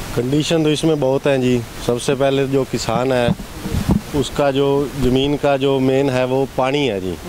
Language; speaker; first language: Hindi; native; Hindi